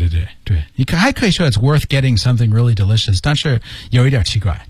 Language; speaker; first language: Chinese; non-native, learner; English